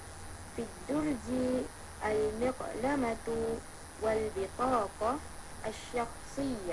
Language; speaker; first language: Arabic; non-native, learner; Malay